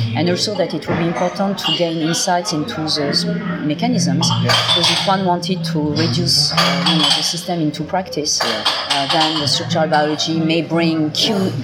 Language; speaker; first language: English; non-native, fluent; French